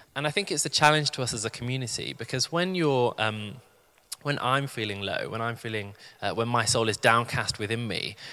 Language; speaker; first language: English; native; English